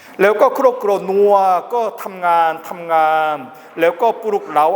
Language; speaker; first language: Thai; non-native, learner; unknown